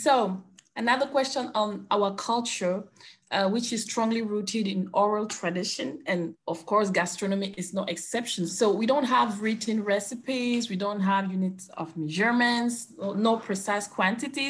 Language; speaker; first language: English; non-native, local second language; French